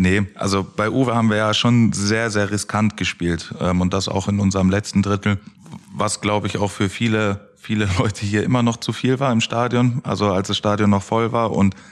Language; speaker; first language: German; native; German